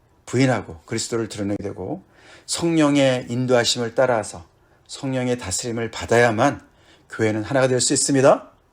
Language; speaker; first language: Korean; native; Korean